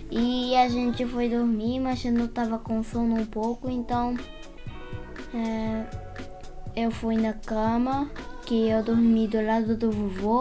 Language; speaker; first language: Portuguese; early bilingual, heritage; Portuguese